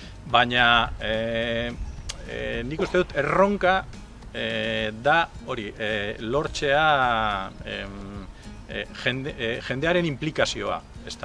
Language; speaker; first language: Basque; non-native, local second language; Spanish